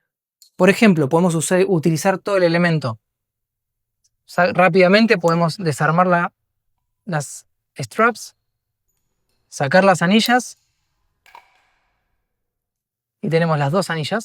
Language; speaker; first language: Spanish; native; Spanish